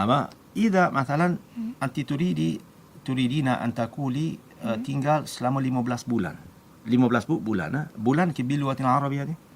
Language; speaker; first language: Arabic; non-native, fluent; Malay